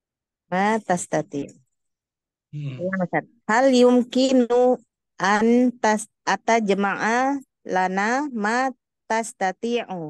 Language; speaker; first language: Arabic; non-native, learner; Indonesian